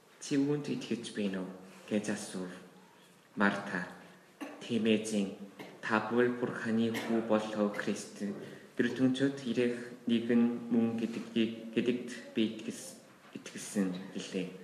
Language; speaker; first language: Mongolian; non-native, fluent; Korean